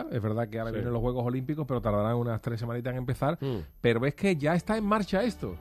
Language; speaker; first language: Spanish; native; Spanish